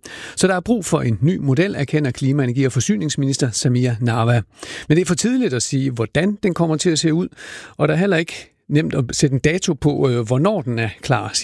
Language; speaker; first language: Danish; native; Danish